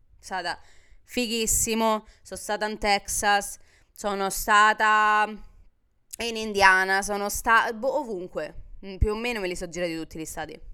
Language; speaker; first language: Italian; native; Italian